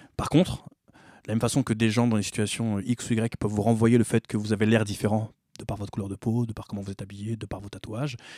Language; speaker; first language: French; native; French